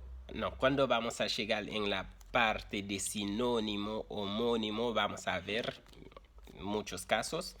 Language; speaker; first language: Spanish; non-native, fluent; Haitian Creole